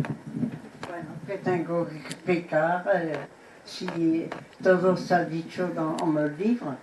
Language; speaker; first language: Spanish; non-native, fluent; French